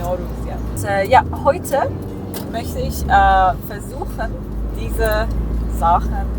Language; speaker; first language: German; non-native, learner; Persian